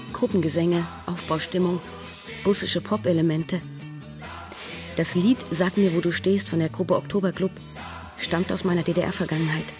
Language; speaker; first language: German; native; German